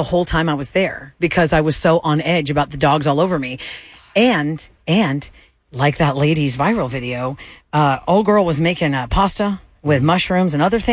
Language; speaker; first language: English; native; English